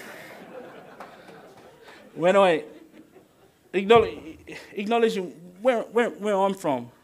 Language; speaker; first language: English; native; English